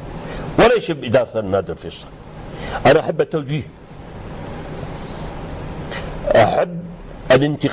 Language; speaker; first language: Arabic; native; Arabic